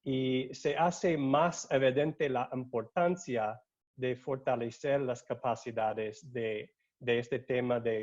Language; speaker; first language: Spanish; non-native, learner; English